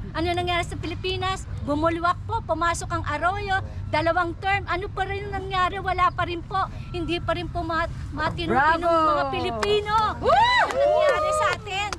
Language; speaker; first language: Filipino; native; Filipino